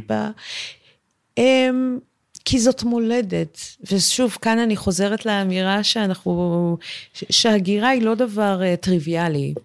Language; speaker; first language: Hebrew; early bilingual, other home language; Persian